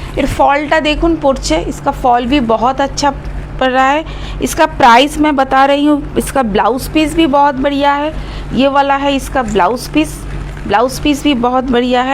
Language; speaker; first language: Hindi; non-native, local second language; Bangla